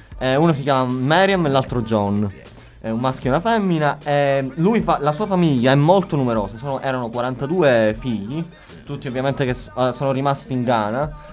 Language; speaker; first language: Italian; native; Italian